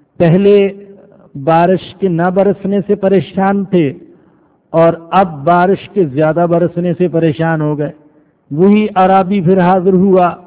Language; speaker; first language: Urdu; non-native, local second language; Punjabi